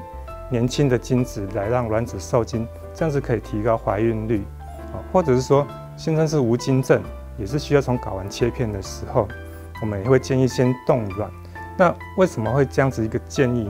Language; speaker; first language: Chinese; native; Chinese